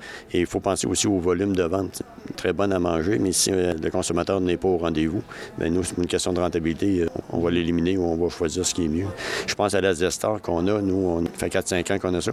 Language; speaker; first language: French; native; French